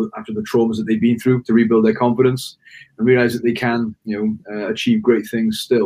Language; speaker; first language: English; native; English